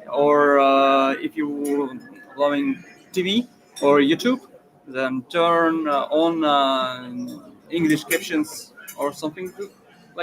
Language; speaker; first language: English; non-native, learner; Russian